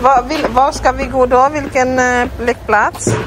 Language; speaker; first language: Swedish; non-native, learner; Filipino